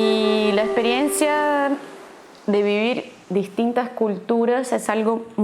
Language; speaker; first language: Spanish; non-native, fluent; Portuguese